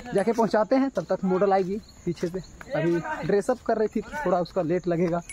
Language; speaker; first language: Hindi; non-native, local second language; Magahi